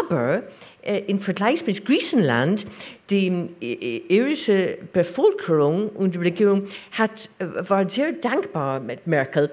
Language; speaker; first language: German; non-native, learner; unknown